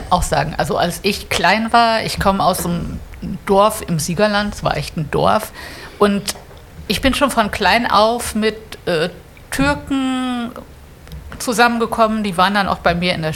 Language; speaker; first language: German; native; German